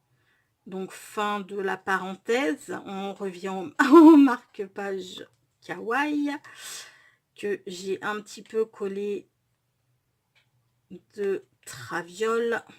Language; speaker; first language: French; native; French